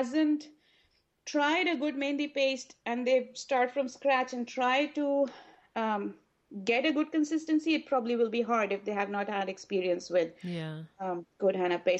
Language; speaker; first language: English; non-native, local second language; Urdu